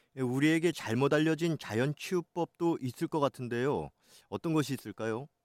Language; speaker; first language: Korean; native; Korean